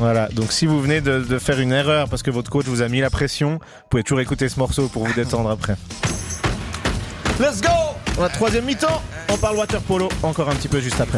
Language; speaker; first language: French; native; French